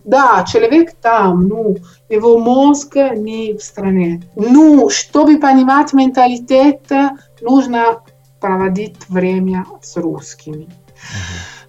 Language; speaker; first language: Russian; non-native, learner; Italian